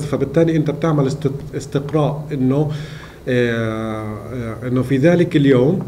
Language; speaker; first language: Arabic; native; Arabic